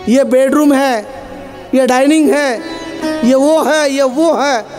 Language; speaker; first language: Hindi; non-native, local second language; Marathi